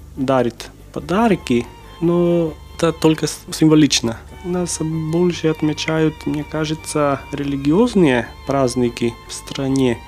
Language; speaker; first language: Russian; non-native, fluent; Macedonian